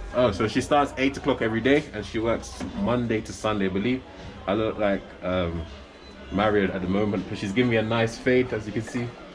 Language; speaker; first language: English; native; English